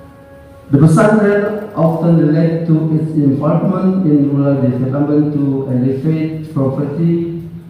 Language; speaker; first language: English; non-native, learner; Indonesian